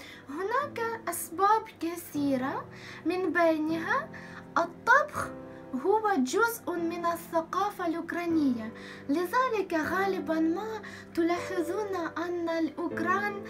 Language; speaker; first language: Arabic; non-native, fluent; Ukrainian